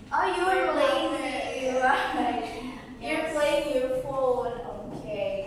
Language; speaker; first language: English; non-native, learner; Indonesian